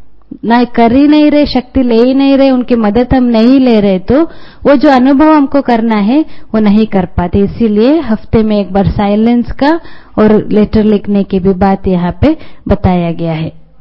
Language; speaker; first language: Hindi; native; Hindi